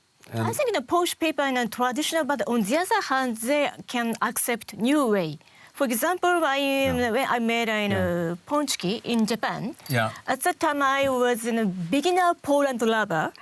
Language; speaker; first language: English; non-native, learner; Japanese